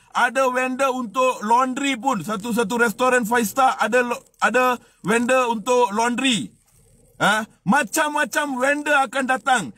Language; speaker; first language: Malay; non-native, local second language; Tamil